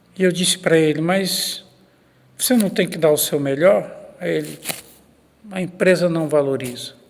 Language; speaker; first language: Portuguese; native; Portuguese